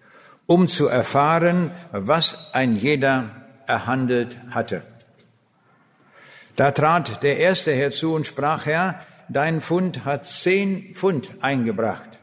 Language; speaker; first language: German; native; German